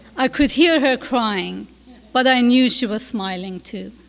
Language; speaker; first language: English; non-native, fluent; Persian